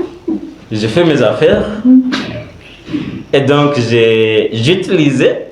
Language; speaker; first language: French; non-native, learner; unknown